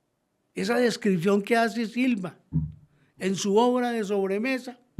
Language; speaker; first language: Spanish; native; Spanish